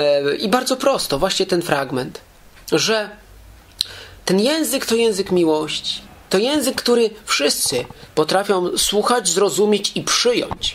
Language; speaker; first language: Polish; native; Polish